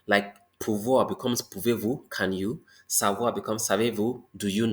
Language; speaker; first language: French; non-native, fluent; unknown